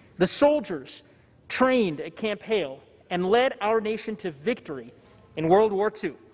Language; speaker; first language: English; early bilingual, other home language; Tigrinya